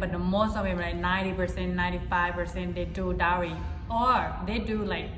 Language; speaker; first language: English; non-native, learner; Thai